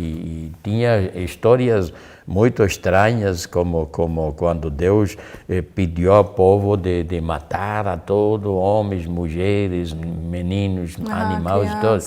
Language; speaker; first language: Portuguese; non-native, fluent; German